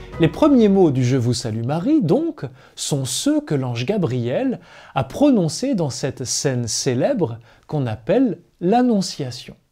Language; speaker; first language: French; native; French